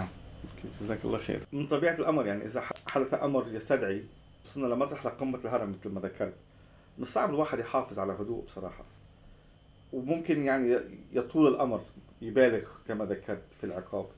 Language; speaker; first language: Arabic; native; Arabic